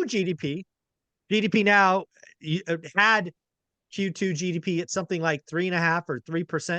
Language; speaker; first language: English; native; English